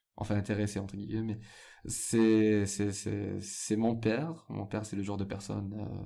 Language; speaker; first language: French; non-native, local second language; Arabic